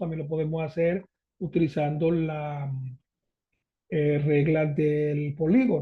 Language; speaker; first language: Spanish; native; Spanish